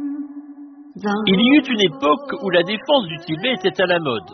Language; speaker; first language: French; native; French